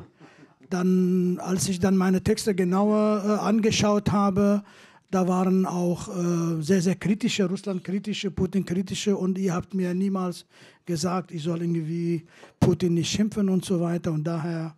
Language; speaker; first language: German; non-native, fluent; Kurdish